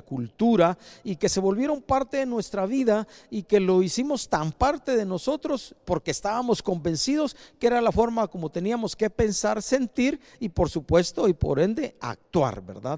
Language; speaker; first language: Spanish; native; Spanish